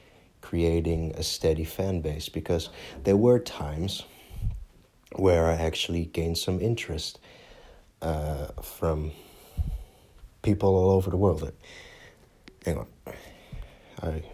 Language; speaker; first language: English; non-native, fluent; Dutch